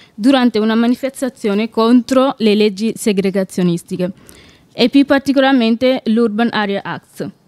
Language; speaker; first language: Italian; non-native, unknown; Wolof